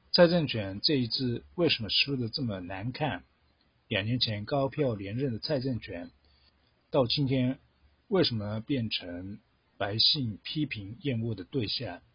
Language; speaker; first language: Chinese; non-native, fluent; Japanese